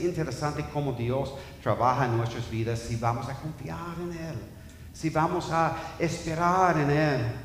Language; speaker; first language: Spanish; non-native, fluent; English